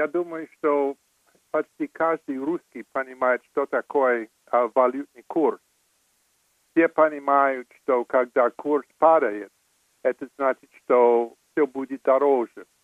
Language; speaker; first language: Russian; non-native, fluent; English